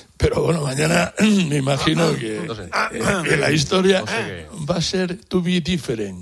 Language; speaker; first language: Spanish; native; Spanish